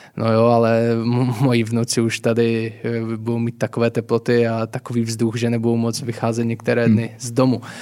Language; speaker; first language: Czech; native; Czech